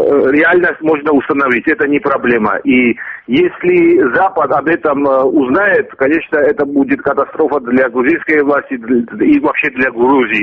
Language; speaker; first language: Russian; non-native, fluent; Georgian